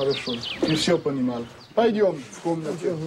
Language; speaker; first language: Russian; non-native, learner; French